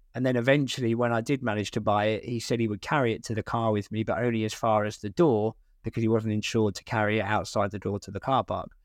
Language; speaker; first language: English; native; English